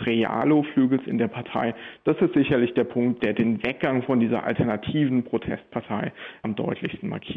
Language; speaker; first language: German; native; German